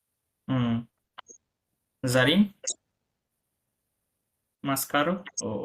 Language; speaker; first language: Spanish; non-native, fluent; Bangla